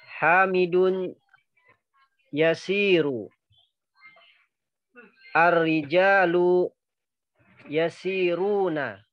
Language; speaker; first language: Arabic; non-native, learner; Indonesian